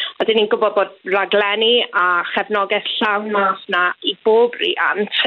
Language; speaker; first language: Welsh; native; Welsh